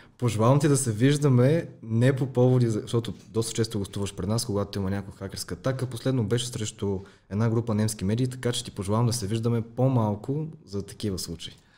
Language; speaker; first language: Bulgarian; native; Bulgarian